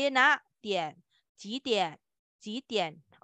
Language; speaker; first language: Chinese; non-native, fluent; Malay